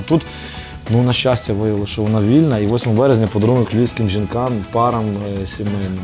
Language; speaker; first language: Ukrainian; native; Ukrainian